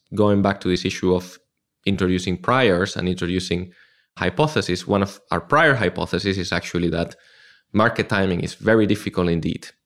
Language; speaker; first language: English; non-native, fluent; Spanish